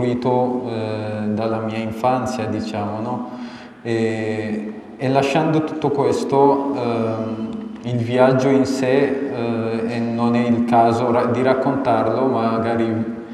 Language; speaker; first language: Italian; non-native, fluent; Amharic